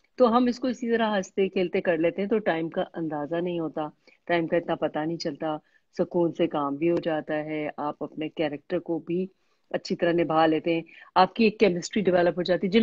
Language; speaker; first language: Urdu; native; Urdu